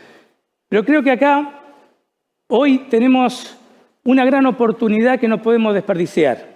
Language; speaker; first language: Spanish; native; Spanish